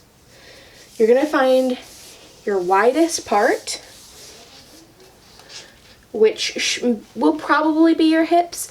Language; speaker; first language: English; native; English